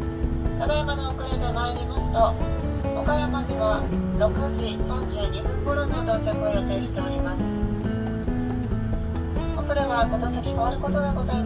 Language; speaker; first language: Japanese; native; Japanese